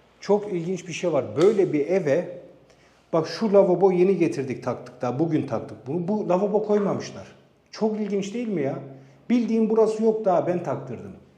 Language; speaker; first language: Turkish; early bilingual, heritage; Turkish